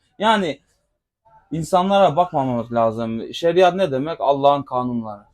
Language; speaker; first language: Turkish; non-native, local second language; Albanian